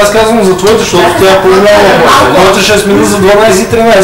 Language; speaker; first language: Bulgarian; native; Bulgarian